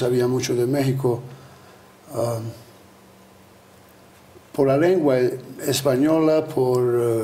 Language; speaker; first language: Spanish; non-native, fluent; Albanian